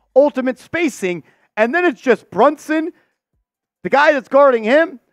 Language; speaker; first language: English; native; English